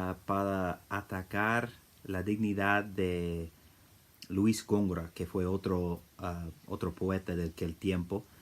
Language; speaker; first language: Spanish; non-native, fluent; English